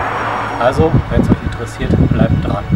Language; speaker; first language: German; native; German